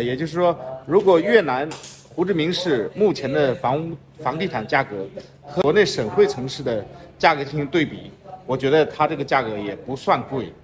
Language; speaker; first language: Chinese; native; Chinese